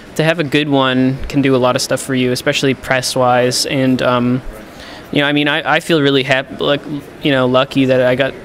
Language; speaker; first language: English; native; English